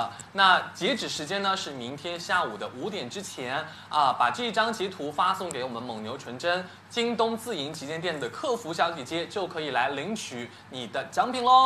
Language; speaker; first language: Chinese; native; Chinese